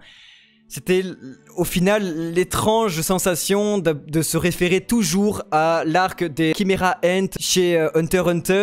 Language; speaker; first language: French; native; French